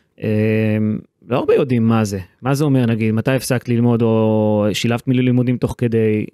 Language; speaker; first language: Hebrew; native; Hebrew